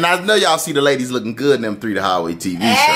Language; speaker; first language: English; native; English